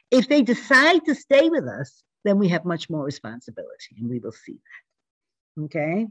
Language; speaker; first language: English; native; English